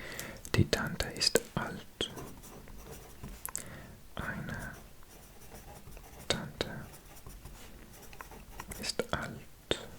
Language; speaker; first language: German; non-native, learner; Welsh